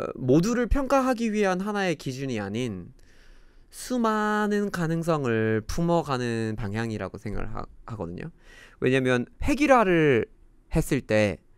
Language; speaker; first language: Korean; non-native, fluent; English